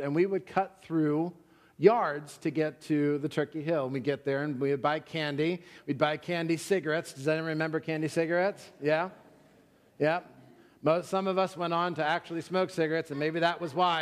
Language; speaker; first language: English; native; English